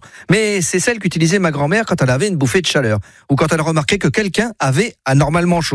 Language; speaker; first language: French; native; French